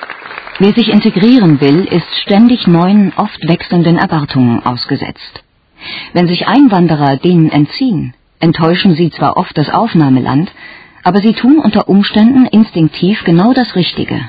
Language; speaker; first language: German; native; German